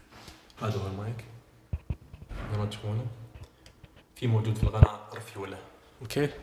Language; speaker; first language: Arabic; native; Arabic